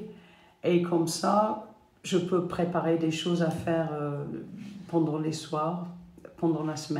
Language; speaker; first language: French; non-native, fluent; English